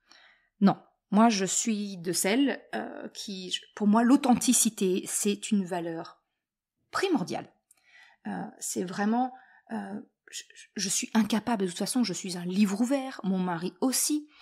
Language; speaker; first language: French; native; French